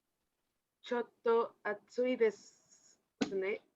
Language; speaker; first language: Japanese; non-native, learner; Spanish